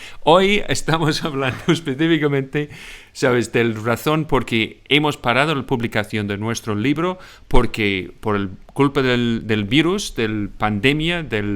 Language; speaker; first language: Spanish; non-native, fluent; English